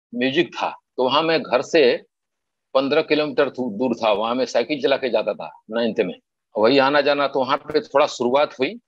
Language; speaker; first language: Hindi; native; Hindi